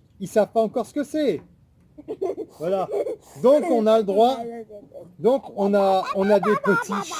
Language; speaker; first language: French; native; French